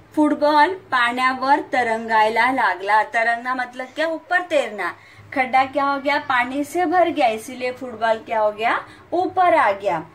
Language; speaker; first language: Hindi; non-native, local second language; Marathi